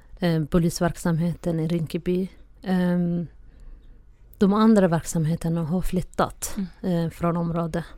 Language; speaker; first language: Swedish; non-native, fluent; Somali